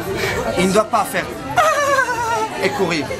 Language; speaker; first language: French; non-native, fluent; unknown